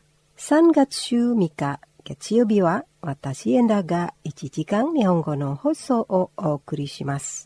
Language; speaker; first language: Japanese; non-native, fluent; Indonesian